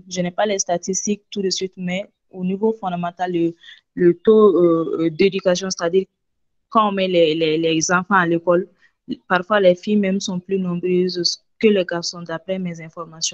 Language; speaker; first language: French; non-native, fluent; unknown